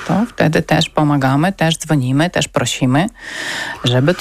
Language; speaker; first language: Polish; non-native, learner; Ukrainian